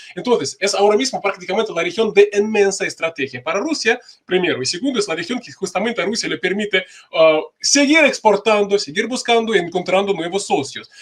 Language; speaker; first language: Spanish; non-native, fluent; Russian